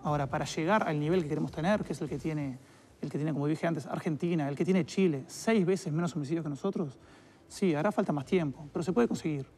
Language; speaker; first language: Spanish; native; Spanish